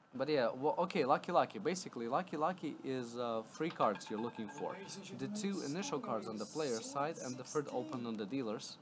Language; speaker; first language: English; non-native, fluent; Latvian